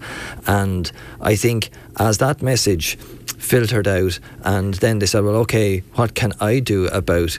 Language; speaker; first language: English; native; English